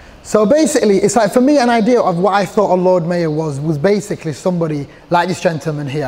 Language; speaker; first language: English; early bilingual, other home language; Somali